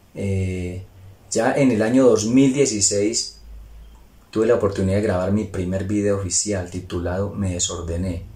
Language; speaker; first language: Spanish; native; Spanish